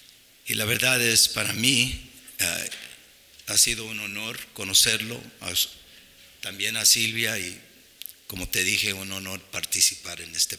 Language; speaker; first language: Spanish; non-native, fluent; English